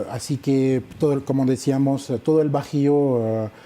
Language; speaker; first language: Spanish; non-native, fluent; French